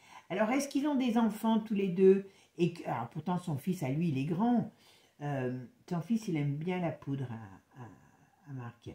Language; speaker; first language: French; native; French